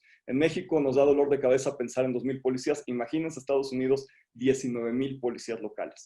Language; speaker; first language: Spanish; native; Spanish